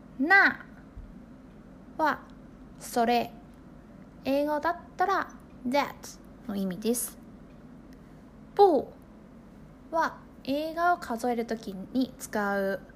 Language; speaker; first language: Japanese; non-native, fluent; Chinese